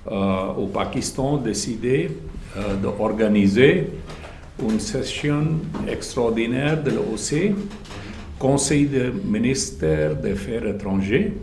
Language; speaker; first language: French; non-native, fluent; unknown